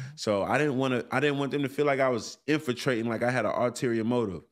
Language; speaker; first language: English; native; English